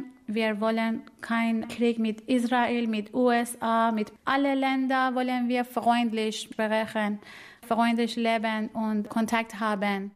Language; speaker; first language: German; non-native, fluent; Persian